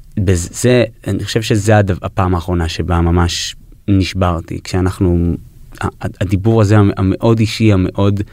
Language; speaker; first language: Hebrew; early bilingual, heritage; Hebrew